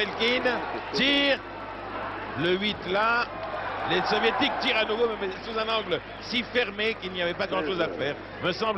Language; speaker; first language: French; native; French